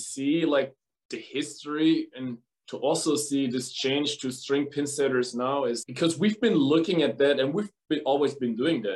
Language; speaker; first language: English; non-native, fluent; German